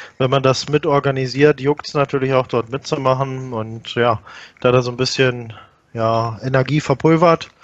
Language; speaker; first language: German; native; German